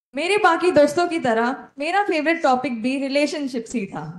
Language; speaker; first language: Hindi; non-native, local second language; Konkani